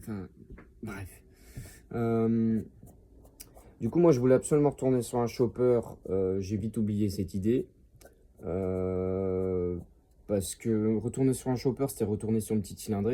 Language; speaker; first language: French; native; French